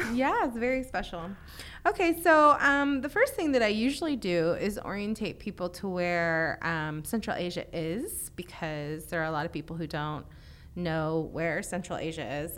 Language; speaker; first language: English; native; English